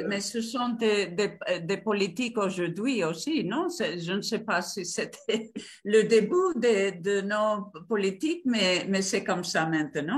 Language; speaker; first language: French; non-native, learner; Spanish